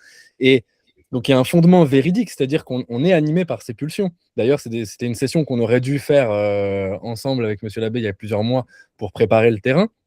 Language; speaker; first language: French; native; French